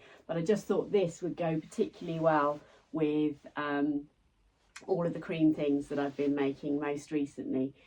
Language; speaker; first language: English; native; English